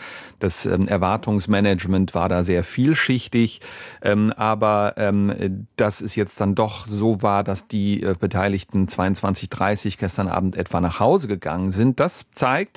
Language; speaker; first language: German; native; German